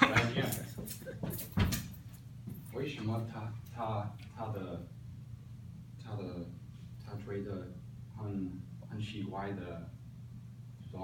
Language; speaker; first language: Chinese; non-native, learner; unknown